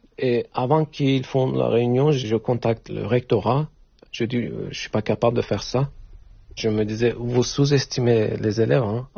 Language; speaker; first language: French; non-native, learner; Turkish